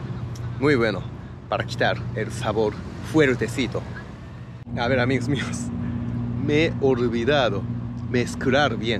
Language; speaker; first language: Spanish; non-native, fluent; Japanese